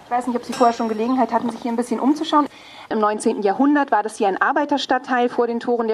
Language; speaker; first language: German; native; German